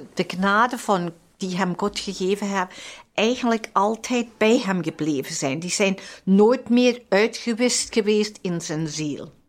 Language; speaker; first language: Dutch; non-native, fluent; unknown